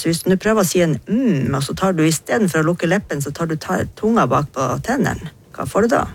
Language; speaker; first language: Norwegian; native; Norwegian